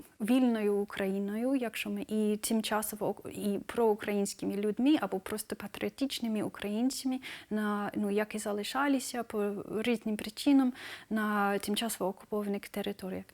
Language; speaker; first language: Ukrainian; non-native, fluent; English